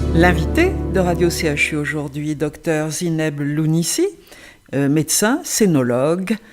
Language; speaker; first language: French; native; French